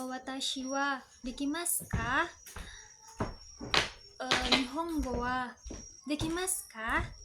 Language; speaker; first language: Japanese; non-native, learner; Indonesian